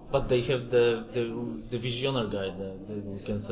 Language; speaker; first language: English; non-native, fluent; Polish